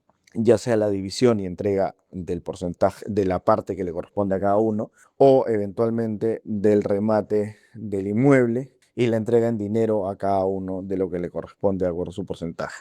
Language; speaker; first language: Spanish; native; Spanish